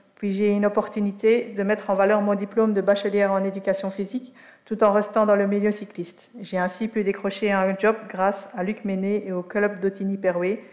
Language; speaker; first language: French; native; French